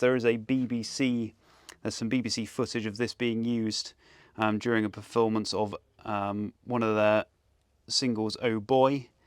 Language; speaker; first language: English; native; English